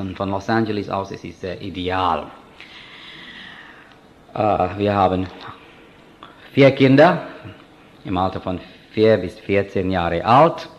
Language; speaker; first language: German; non-native, fluent; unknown